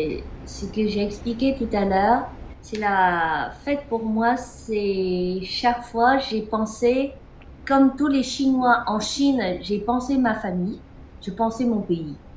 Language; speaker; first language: French; non-native, fluent; Chinese